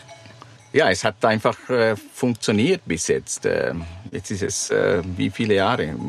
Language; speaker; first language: German; non-native, fluent; Sinhala